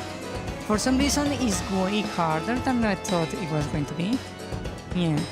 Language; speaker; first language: English; non-native, fluent; Spanish